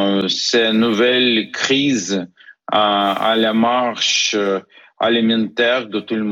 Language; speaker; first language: French; non-native, learner; Ukrainian